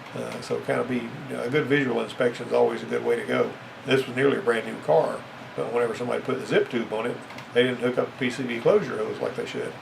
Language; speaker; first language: English; native; English